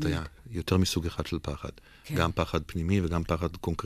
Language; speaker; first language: Hebrew; native; Hebrew